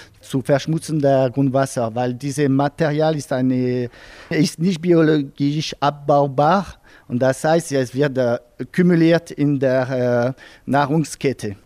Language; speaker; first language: German; non-native, local second language; French